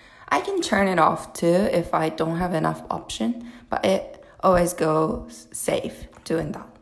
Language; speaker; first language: English; non-native, fluent; Japanese